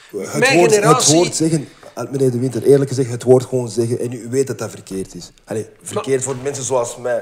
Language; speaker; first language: Dutch; early bilingual, other home language; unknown